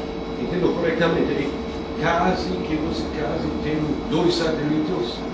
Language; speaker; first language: Portuguese; non-native, fluent; German